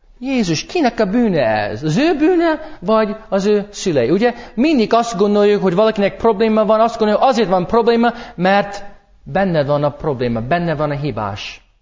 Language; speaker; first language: Hungarian; non-native, fluent; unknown